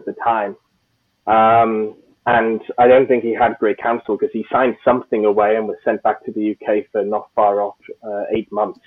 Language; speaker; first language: English; native; English